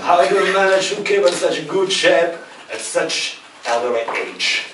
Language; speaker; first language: English; non-native, fluent; Russian